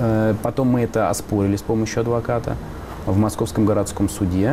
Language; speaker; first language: Russian; native; Russian